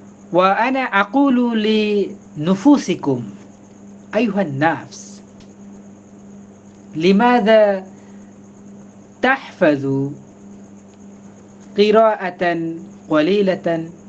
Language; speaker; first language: Arabic; non-native, fluent; Bangla